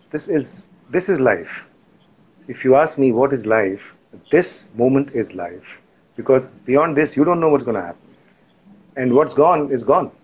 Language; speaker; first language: English; non-native, local second language; Hindi